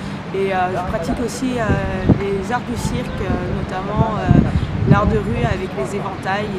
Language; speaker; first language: French; native; French